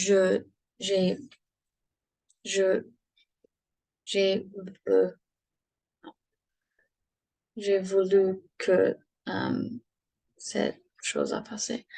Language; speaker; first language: French; non-native, learner; English